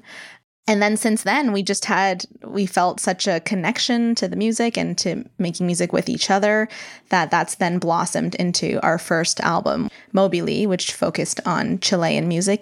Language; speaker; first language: English; native; English